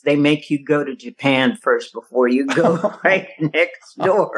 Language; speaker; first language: English; native; English